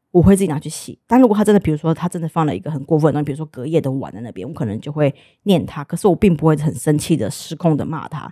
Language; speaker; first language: Chinese; native; Chinese